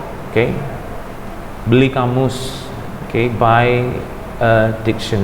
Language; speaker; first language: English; non-native, fluent; Indonesian